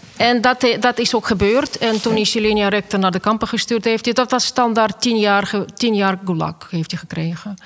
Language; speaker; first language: Dutch; non-native, fluent; Russian